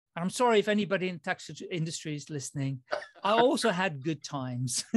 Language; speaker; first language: English; early bilingual, other home language; Dutch